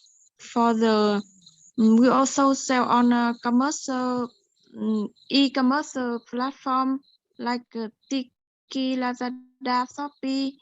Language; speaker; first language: English; non-native, learner; Vietnamese